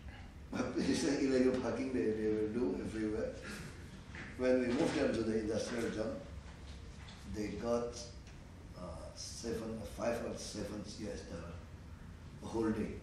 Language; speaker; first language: English; non-native, learner; Indonesian